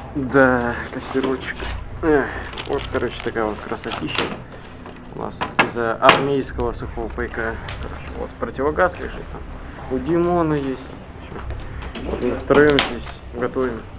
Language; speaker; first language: Russian; native; Russian